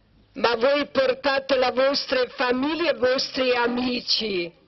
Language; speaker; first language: Italian; non-native, learner; Croatian